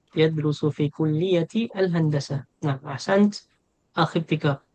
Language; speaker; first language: Arabic; non-native, fluent; Filipino